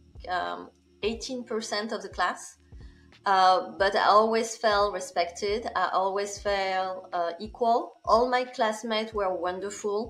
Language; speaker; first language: English; non-native, fluent; French